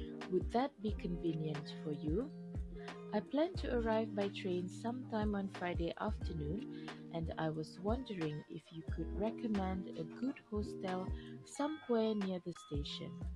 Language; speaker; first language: English; non-native, local second language; Malay